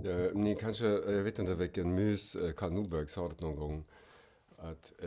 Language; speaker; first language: Swedish; non-native, fluent; German